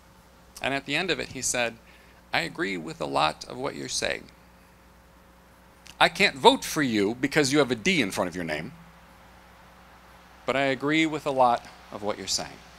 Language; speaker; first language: English; native; English